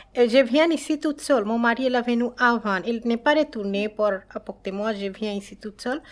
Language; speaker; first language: French; non-native, learner; Bangla